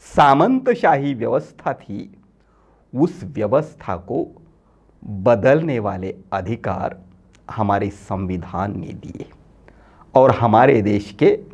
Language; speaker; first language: Hindi; non-native, local second language; Marathi